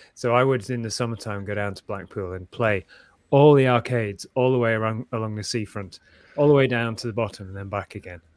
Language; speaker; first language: English; native; English